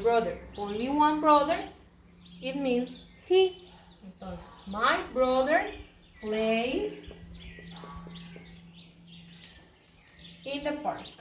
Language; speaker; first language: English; non-native, fluent; Spanish